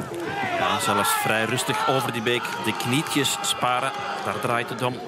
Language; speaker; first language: Dutch; native; Dutch